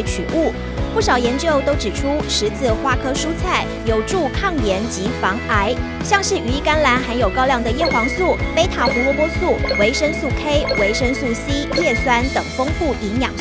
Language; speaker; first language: Chinese; native; Chinese